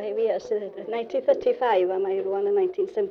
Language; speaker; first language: Welsh; native; Welsh